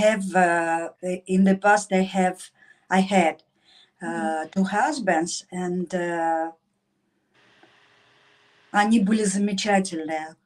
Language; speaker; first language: English; non-native, learner; Russian